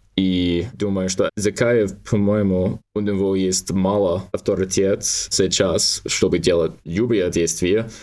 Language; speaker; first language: Russian; non-native, learner; English